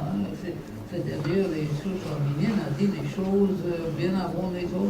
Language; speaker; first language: French; non-native, fluent; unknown